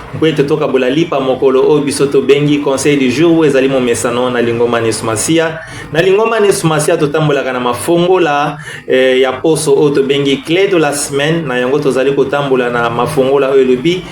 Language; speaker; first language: Lingala; native; Lingala